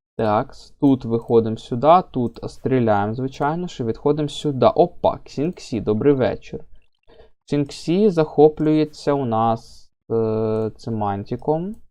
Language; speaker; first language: Ukrainian; non-native, local second language; Russian